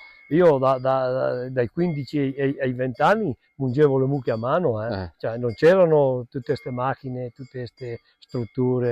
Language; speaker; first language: Italian; non-native, local second language; Venetian